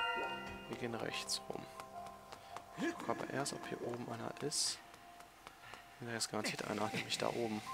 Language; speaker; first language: German; native; German